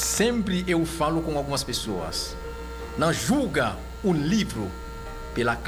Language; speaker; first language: Portuguese; non-native, local second language; Haitian Creole